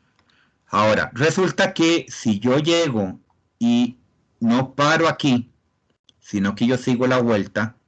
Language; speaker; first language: Spanish; native; Spanish